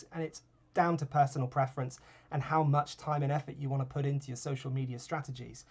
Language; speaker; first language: English; native; English